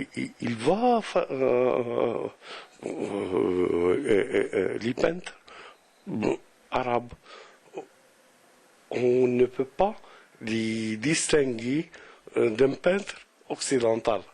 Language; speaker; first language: French; non-native, local second language; Arabic